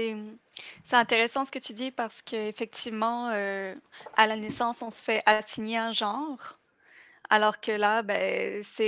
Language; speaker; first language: French; native; French